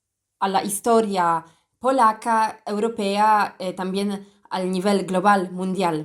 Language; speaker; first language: Spanish; non-native, fluent; Polish